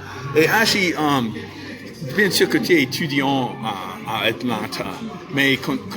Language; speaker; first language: French; non-native, fluent; English